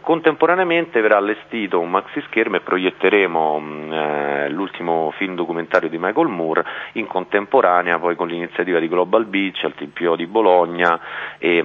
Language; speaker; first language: Italian; native; Italian